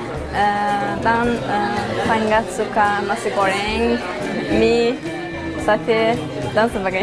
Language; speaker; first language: Indonesian; non-native, learner; Azerbaijani